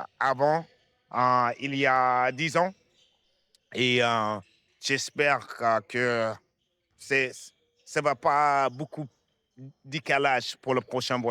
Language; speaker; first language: French; non-native, fluent; English